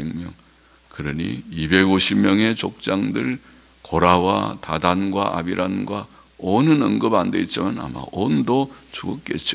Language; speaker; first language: Korean; native; Korean